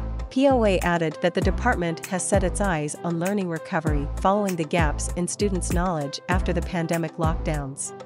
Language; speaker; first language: English; non-native, local second language; Filipino